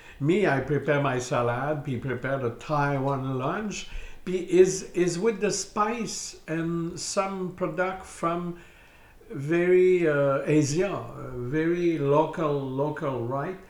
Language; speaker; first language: English; non-native, learner; French